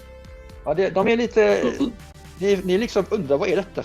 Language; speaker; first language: Swedish; native; Swedish